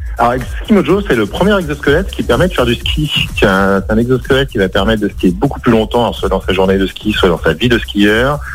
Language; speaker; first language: French; native; French